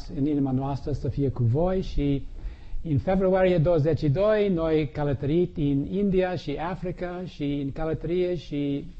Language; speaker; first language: Romanian; non-native, learner; English